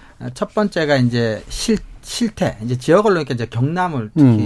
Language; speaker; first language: Korean; native; Korean